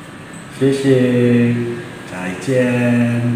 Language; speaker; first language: Chinese; non-native, learner; Indonesian